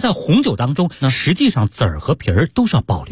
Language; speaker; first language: Chinese; native; Chinese